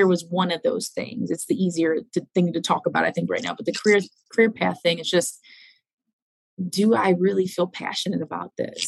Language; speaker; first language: English; native; English